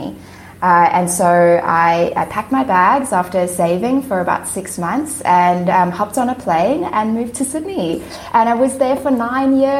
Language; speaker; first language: English; native; English